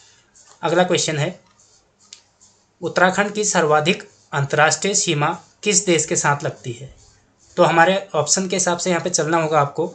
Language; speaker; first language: Hindi; native; Hindi